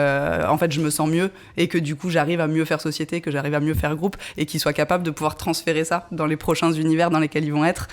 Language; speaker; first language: French; native; French